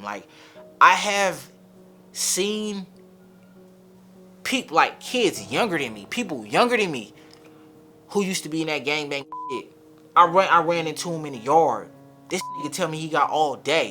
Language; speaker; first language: English; early bilingual, other home language; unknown